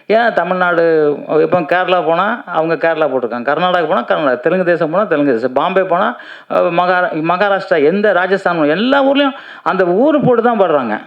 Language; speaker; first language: Tamil; native; Tamil